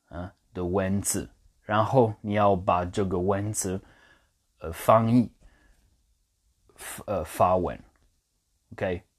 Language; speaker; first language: Chinese; non-native, learner; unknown